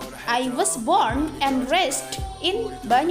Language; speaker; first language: English; non-native, fluent; Indonesian